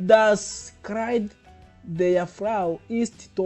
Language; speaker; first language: German; non-native, fluent; Kinyarwanda